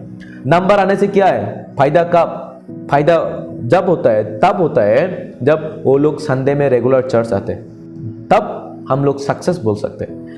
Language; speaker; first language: Hindi; non-native, local second language; Kok Borok